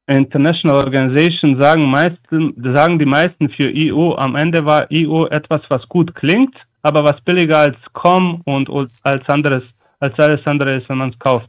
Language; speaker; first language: German; non-native, fluent; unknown